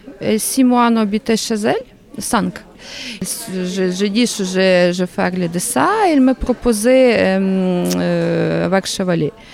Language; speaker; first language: French; non-native, learner; Ukrainian